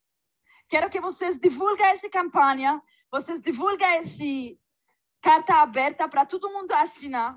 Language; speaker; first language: Portuguese; non-native, fluent; Arabic